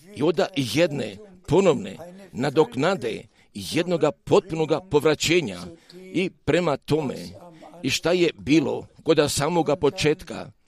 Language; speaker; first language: Croatian; early bilingual, heritage; Serbian